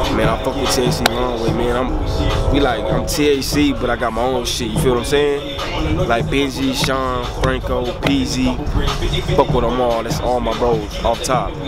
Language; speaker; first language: English; native; English